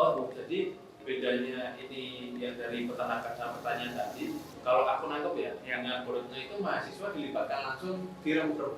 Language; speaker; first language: Indonesian; native; Indonesian